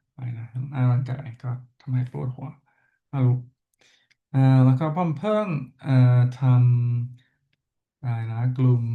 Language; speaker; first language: Thai; non-native, learner; English